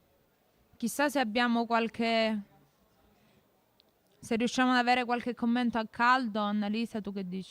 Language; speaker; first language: Italian; native; Italian